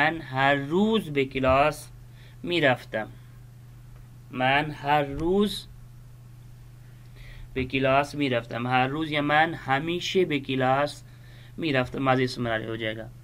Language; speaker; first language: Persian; non-native, fluent; Urdu